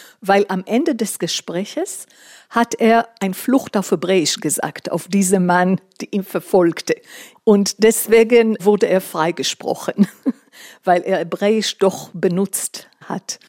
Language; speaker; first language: German; non-native, fluent; Hebrew